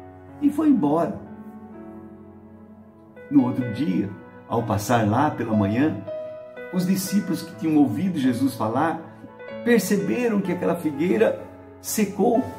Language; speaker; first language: Portuguese; native; Portuguese